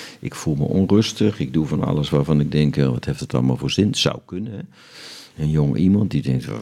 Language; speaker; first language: Dutch; native; Dutch